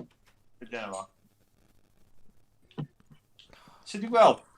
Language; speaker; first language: Welsh; native; Welsh